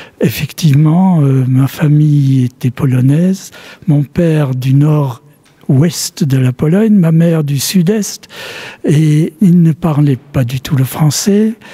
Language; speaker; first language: French; early bilingual, other home language; Polish